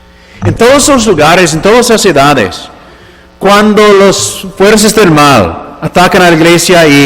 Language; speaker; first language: Spanish; non-native, fluent; English